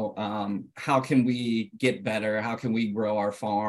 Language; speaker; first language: English; native; English